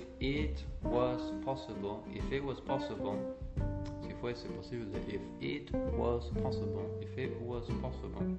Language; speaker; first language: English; non-native, fluent; Spanish